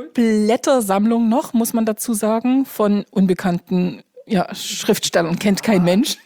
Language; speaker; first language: German; native; German